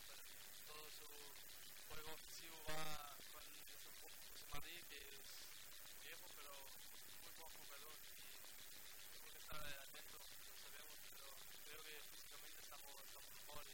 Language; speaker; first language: Spanish; non-native, learner; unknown